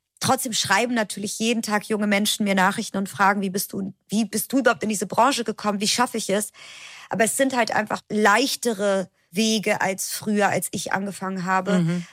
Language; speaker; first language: German; early bilingual, other home language; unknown